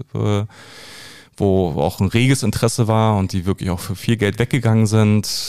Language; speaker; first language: German; native; German